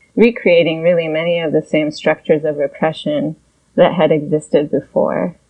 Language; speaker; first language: English; early bilingual, other home language; Persian